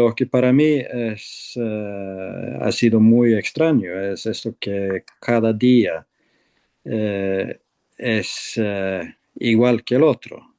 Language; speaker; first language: Spanish; non-native, fluent; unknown